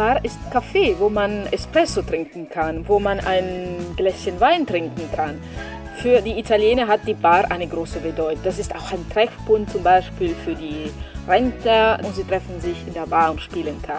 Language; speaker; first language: German; non-native, fluent; Italian